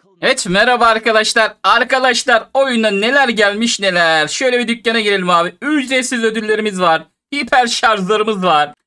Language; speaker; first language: Turkish; native; Turkish